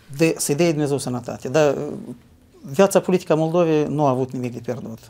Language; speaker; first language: Romanian; native; Romanian